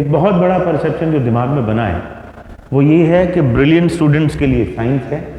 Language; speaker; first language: Hindi; native; Hindi